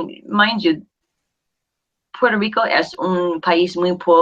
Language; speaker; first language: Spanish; non-native, fluent; English